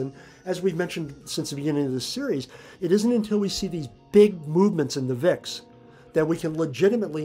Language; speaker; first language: English; native; English